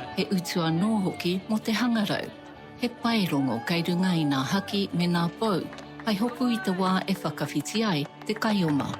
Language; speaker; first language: Māori; native; Māori